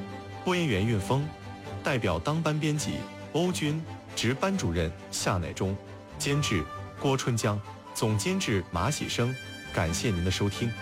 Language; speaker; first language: Chinese; native; Chinese